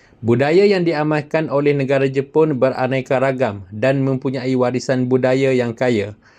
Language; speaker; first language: Malay; native; Malay